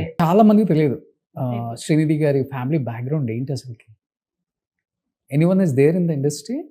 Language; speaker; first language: Telugu; native; Telugu